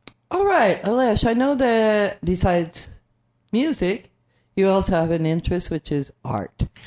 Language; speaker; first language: English; native; English